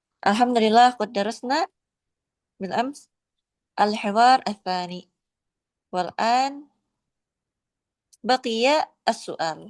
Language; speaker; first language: Arabic; non-native, learner; Indonesian